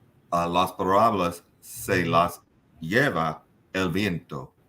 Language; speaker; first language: Spanish; non-native, learner; English